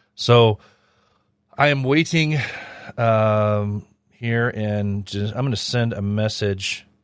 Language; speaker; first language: English; native; English